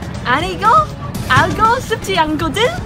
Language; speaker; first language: Korean; non-native, learner; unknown